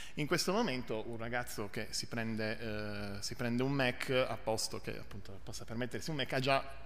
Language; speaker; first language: Italian; native; Italian